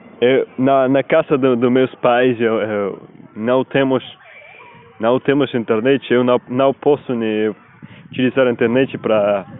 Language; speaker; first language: Portuguese; non-native, learner; Spanish